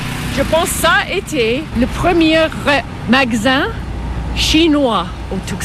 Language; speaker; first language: French; non-native, fluent; English